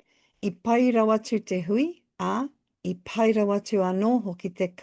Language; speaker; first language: Māori; non-native, local second language; English